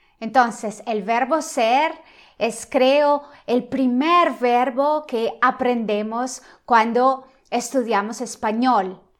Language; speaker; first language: Spanish; non-native, fluent; Italian